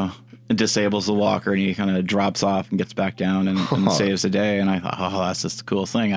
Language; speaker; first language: English; native; English